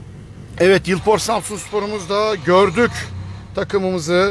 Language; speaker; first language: Turkish; native; Turkish